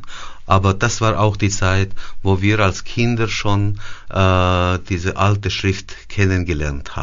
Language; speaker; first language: German; early bilingual, heritage; German